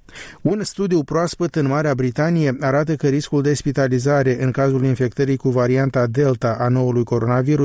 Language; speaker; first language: Romanian; native; Romanian